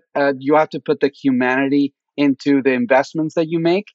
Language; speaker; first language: English; early bilingual, other home language; Spanish